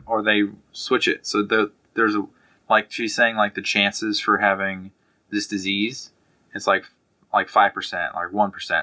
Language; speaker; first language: English; native; English